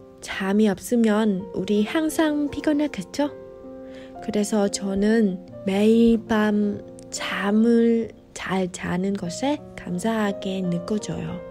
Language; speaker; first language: Korean; non-native, fluent; Vietnamese